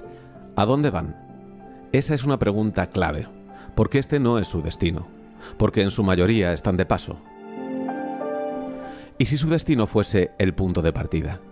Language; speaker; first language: Spanish; native; Spanish